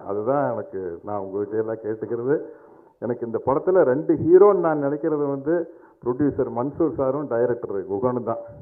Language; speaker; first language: Tamil; native; Tamil